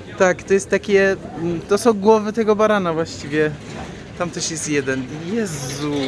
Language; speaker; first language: Polish; non-native, fluent; Persian